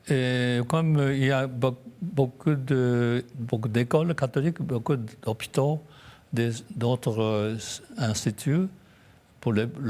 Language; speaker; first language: French; non-native, fluent; Japanese